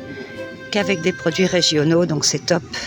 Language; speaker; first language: French; native; French